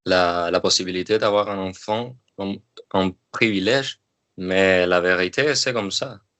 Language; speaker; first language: French; non-native, learner; Spanish